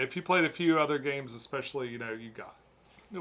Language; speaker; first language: English; native; English